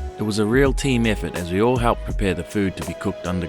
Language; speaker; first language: English; native; English